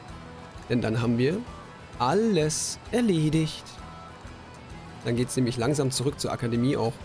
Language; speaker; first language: German; native; German